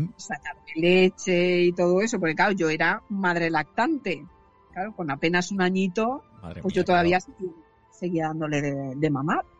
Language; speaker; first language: Spanish; native; Spanish